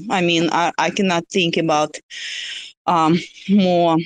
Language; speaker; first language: English; non-native, fluent; Russian